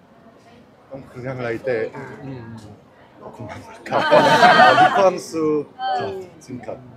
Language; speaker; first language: Thai; non-native, learner; Korean